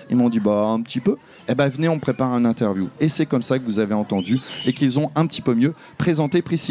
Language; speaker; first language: French; native; French